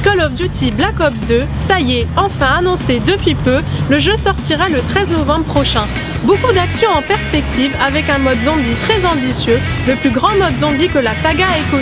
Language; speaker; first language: French; native; French